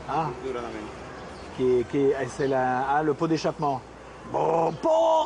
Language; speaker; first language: French; native; French